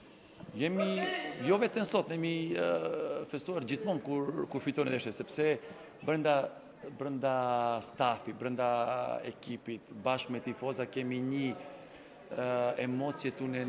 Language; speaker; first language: Albanian; non-native, learner; Serbian